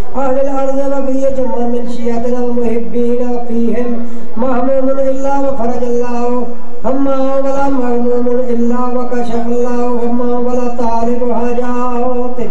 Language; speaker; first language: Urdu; non-native, local second language; Punjabi